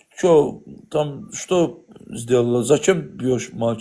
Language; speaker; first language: Russian; non-native, learner; Azerbaijani